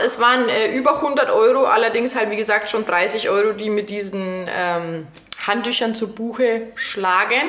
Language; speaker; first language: German; native; German